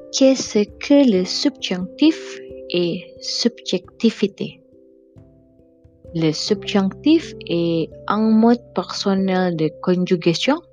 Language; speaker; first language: French; non-native, learner; Indonesian